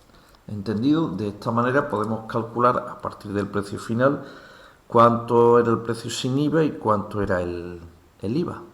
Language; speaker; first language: Spanish; native; Spanish